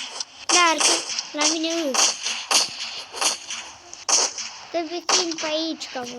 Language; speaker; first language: Romanian; early bilingual, heritage; Romanian